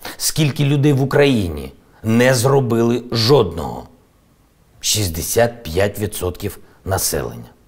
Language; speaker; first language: Ukrainian; non-native, local second language; Russian